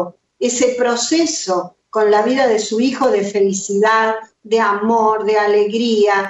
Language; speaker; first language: Spanish; native; Spanish